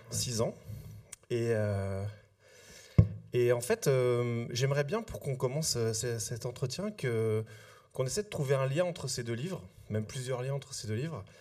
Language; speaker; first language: French; native; French